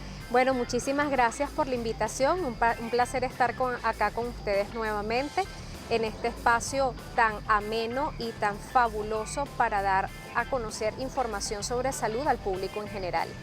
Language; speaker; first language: Spanish; native; Spanish